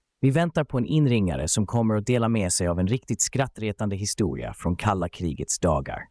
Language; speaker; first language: Swedish; native; Swedish